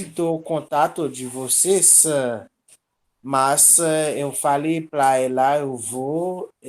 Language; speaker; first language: Portuguese; non-native, local second language; Haitian Creole